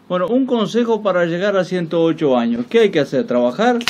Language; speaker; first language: Spanish; native; Spanish